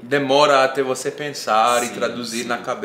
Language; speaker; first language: Portuguese; non-native, fluent; English